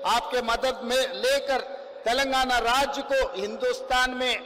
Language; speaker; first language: Hindi; non-native, local second language; Telugu